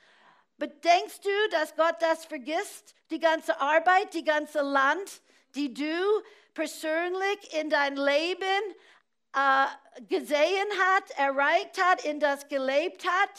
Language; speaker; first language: German; non-native, fluent; English